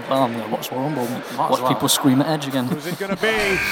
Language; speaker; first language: English; native; English